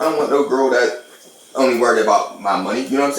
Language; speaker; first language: English; native; English